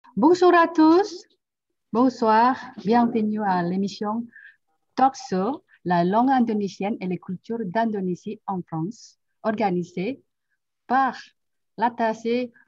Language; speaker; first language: French; non-native, fluent; Indonesian